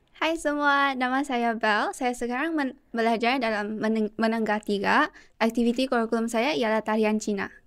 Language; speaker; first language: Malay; non-native, local second language; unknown